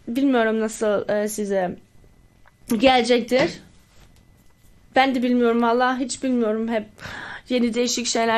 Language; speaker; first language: Turkish; early bilingual, heritage; Turkish